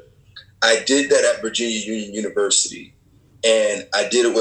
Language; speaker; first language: English; native; English